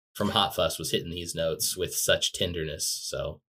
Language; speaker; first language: English; native; English